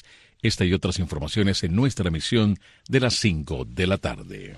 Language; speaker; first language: Spanish; native; Spanish